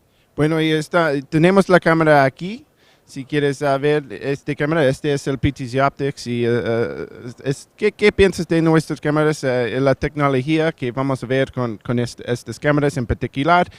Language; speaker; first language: Spanish; non-native, learner; English